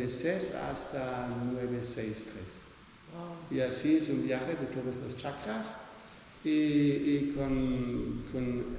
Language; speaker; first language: Spanish; non-native, learner; Dutch